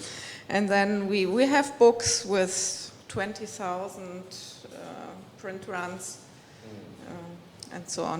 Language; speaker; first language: English; non-native, fluent; German